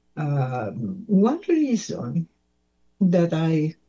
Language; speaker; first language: English; non-native, fluent; Italian